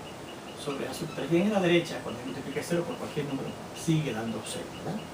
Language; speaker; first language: Spanish; native; Spanish